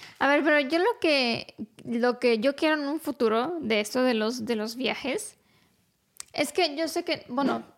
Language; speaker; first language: Spanish; non-native, fluent; Romanian